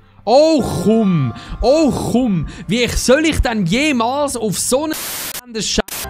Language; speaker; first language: German; native; German